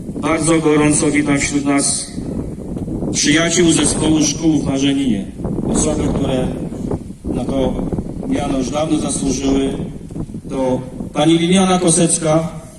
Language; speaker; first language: Polish; native; Polish